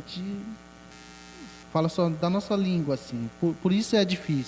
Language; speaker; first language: Portuguese; non-native, local second language; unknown